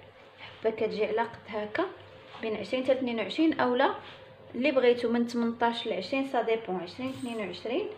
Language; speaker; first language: Arabic; native; Arabic